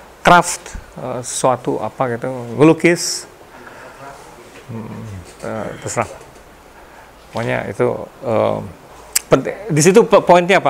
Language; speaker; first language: Indonesian; native; Indonesian